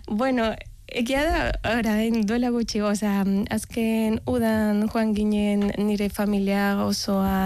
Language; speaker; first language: Basque; non-native, learner; Spanish